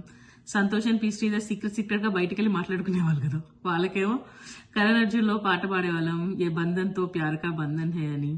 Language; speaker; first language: Telugu; native; Telugu